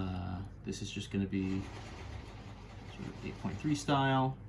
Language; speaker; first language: English; native; English